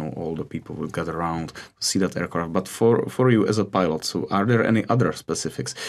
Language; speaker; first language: English; non-native, fluent; Czech